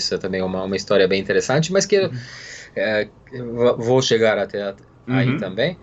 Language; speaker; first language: Portuguese; non-native, fluent; Serbian